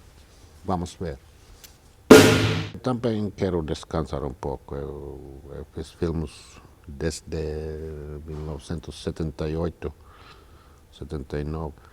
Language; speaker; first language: Portuguese; non-native, learner; Finnish